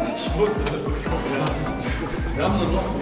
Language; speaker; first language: German; native; German